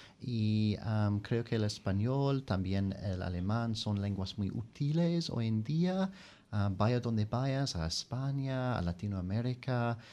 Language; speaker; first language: Spanish; non-native, fluent; English